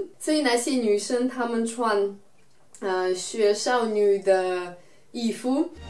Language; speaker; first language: Chinese; non-native, fluent; Russian